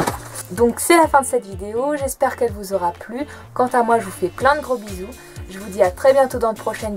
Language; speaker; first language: French; native; French